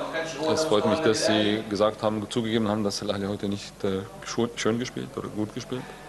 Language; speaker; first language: German; non-native, learner; Arabic